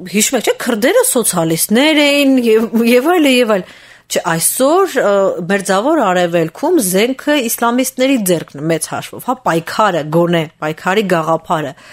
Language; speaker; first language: Armenian; native; Armenian